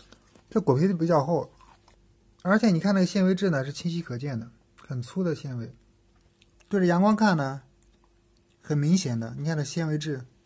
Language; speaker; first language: Chinese; native; Chinese